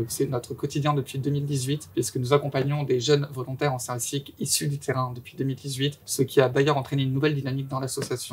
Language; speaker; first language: French; native; French